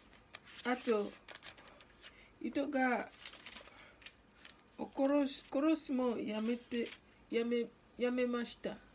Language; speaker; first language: Japanese; non-native, learner; Ganda